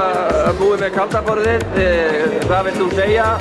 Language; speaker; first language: Icelandic; native; Icelandic